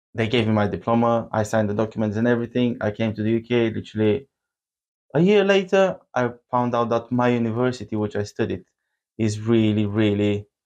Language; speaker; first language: English; non-native, fluent; Bulgarian